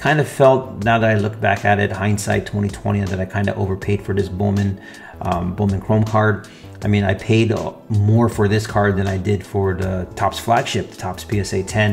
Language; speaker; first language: English; native; English